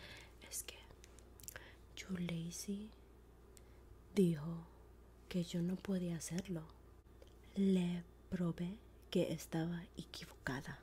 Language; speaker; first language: Spanish; non-native, learner; English